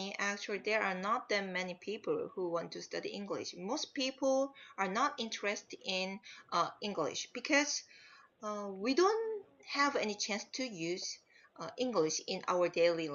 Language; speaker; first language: English; non-native, learner; Korean